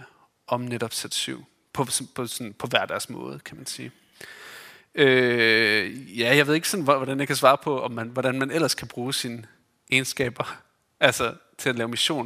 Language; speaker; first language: Danish; native; Danish